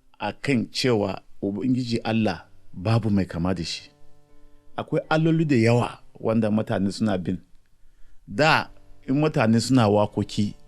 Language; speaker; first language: Hausa; non-native, local second language; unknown